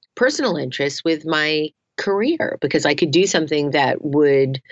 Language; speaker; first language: English; native; English